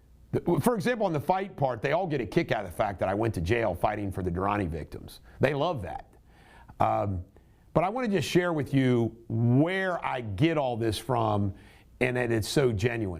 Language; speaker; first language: English; native; English